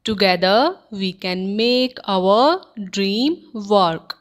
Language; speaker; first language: English; non-native, local second language; Punjabi